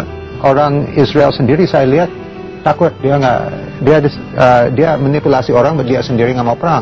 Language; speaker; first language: Indonesian; non-native, learner; English